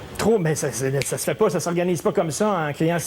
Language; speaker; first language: French; native; French